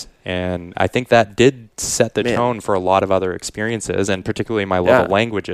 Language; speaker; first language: English; native; English